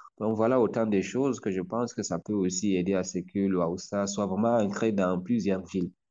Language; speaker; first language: French; non-native, local second language; Hausa